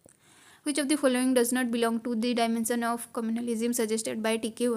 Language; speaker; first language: English; non-native, local second language; Hindi